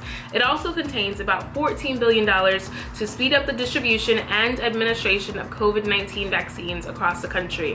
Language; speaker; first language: English; native; English